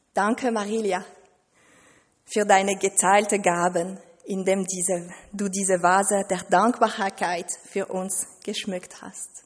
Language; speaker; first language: German; non-native, fluent; French